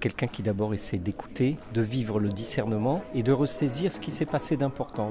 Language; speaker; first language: French; native; French